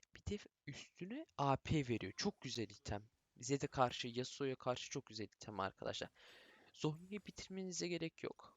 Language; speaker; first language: Turkish; early bilingual, heritage; Turkish